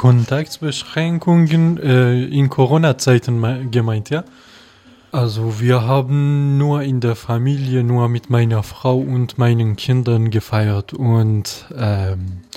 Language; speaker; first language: German; non-native, fluent; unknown